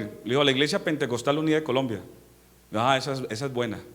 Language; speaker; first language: Spanish; native; Spanish